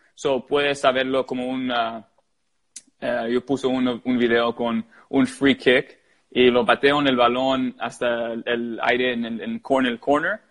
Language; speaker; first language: Spanish; early bilingual, heritage; English